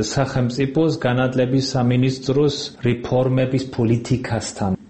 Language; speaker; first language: Georgian; non-native, fluent; German